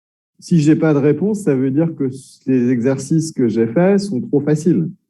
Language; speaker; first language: French; native; French